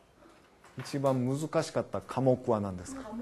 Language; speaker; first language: Japanese; native; Japanese